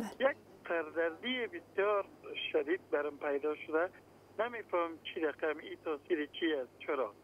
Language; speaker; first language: Persian; native; Persian